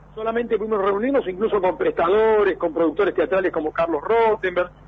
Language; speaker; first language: Spanish; native; Spanish